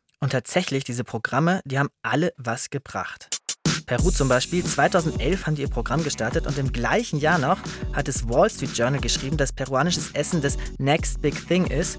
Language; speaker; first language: German; native; German